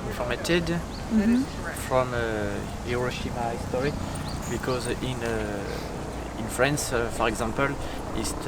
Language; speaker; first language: English; non-native, learner; French